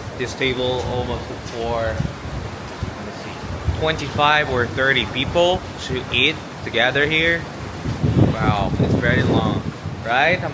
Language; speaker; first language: English; non-native, learner; Korean